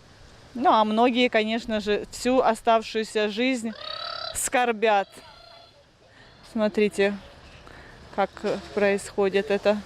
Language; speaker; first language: Russian; native; Russian